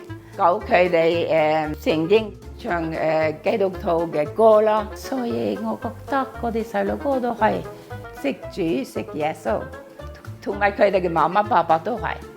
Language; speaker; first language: Cantonese; non-native, fluent; Norwegian